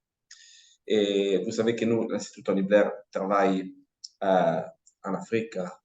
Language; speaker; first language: French; non-native, fluent; Italian